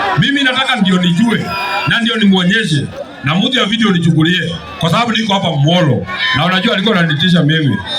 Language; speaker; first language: Swahili; non-native, local second language; Kikuyu